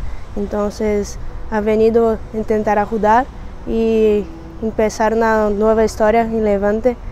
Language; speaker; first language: Spanish; non-native, fluent; Portuguese